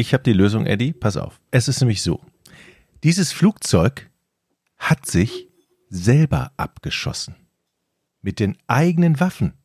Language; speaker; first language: German; native; German